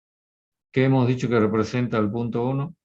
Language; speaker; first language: Spanish; native; Spanish